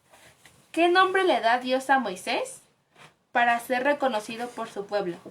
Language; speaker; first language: Spanish; native; Spanish